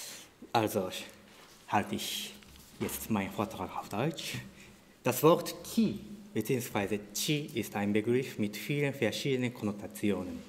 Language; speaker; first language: German; non-native, fluent; Japanese